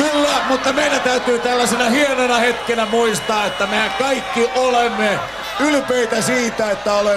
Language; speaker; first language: Finnish; native; Finnish